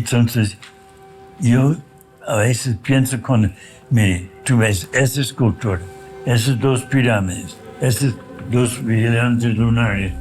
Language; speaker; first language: Spanish; non-native, fluent; English